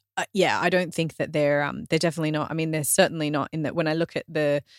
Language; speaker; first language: English; native; English